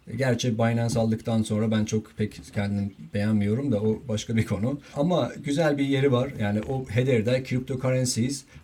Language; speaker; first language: Turkish; non-native, fluent; Persian